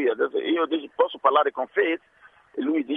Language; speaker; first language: Italian; non-native, learner; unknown